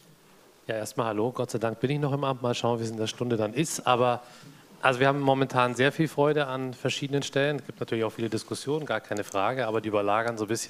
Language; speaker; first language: German; native; German